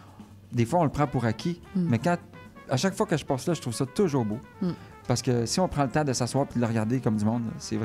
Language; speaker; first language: French; native; French